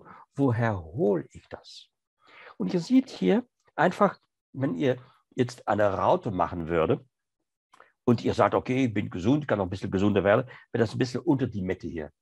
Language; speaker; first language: German; non-native, fluent; French